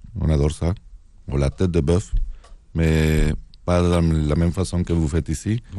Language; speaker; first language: French; non-native, learner; Spanish